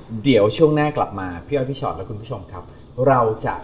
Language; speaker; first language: Thai; native; Thai